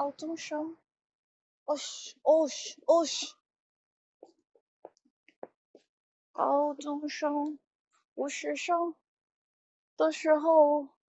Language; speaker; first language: Chinese; non-native, learner; Korean